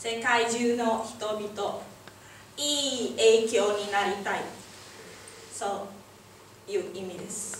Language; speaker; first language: Japanese; non-native, learner; Indonesian